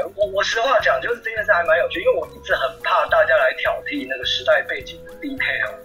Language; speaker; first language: Chinese; non-native, local second language; Min Nan Chinese